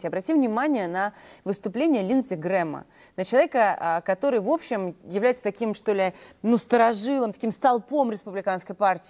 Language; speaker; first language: Russian; native; Russian